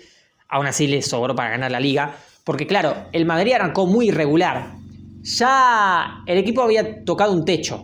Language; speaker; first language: Spanish; native; Spanish